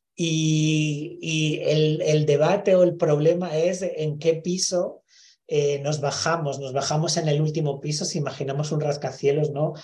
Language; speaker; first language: Spanish; native; Spanish